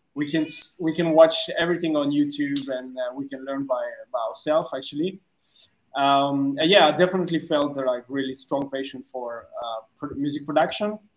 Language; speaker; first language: English; non-native, fluent; French